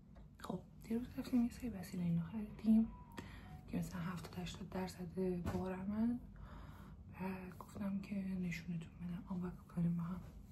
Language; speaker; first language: Persian; native; Persian